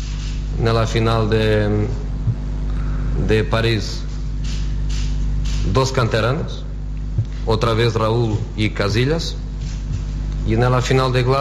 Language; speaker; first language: Spanish; non-native, fluent; Portuguese